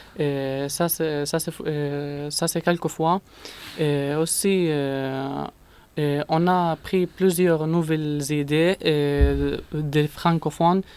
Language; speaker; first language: French; non-native, learner; Arabic